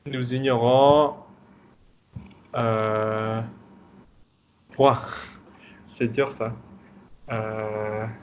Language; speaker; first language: French; non-native, fluent; Vietnamese